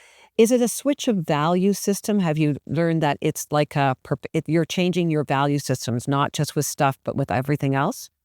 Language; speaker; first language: English; native; English